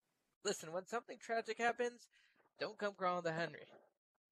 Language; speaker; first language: English; native; English